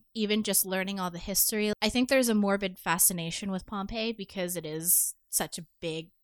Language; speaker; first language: English; native; English